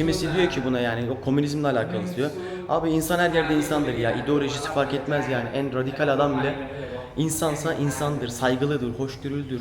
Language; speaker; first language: Turkish; native; Turkish